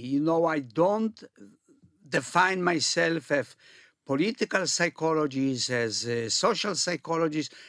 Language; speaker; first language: English; non-native, fluent; Polish